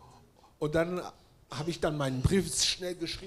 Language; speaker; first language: German; non-native, fluent; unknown